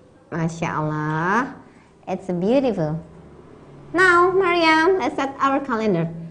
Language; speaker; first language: English; non-native, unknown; Indonesian